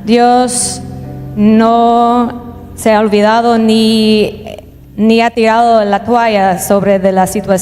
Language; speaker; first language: Spanish; native; Spanish